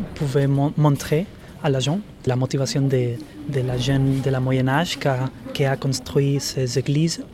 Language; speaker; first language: French; non-native, learner; Spanish